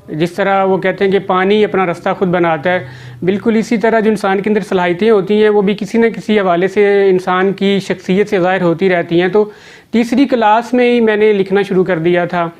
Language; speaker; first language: Urdu; non-native, local second language; Pahari-Potwari